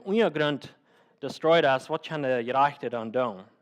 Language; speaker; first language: German; non-native, learner; Plautdietsch